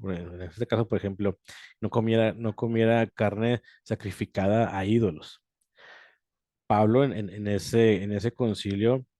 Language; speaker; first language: Spanish; native; Spanish